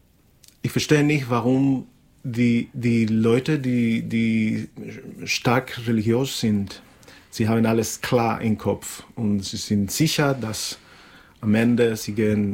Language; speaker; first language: German; non-native, fluent; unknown